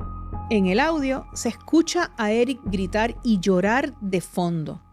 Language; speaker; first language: Spanish; native; Spanish